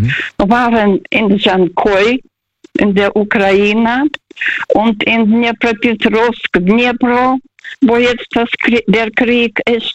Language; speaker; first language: German; non-native, learner; Russian